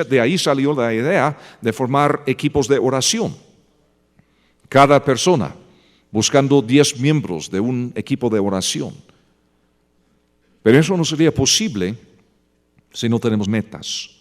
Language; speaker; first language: Spanish; non-native, fluent; English